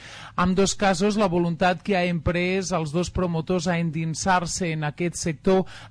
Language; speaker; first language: Catalan; native; Catalan